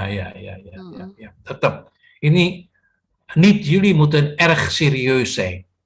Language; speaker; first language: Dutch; non-native, fluent; Indonesian